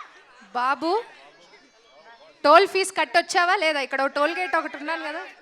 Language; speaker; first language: Telugu; native; Telugu